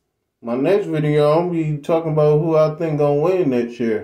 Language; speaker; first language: English; native; English